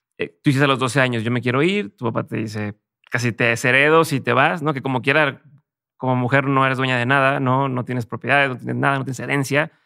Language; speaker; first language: Spanish; native; Spanish